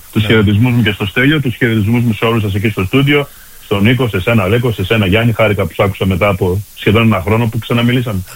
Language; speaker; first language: Greek; native; Greek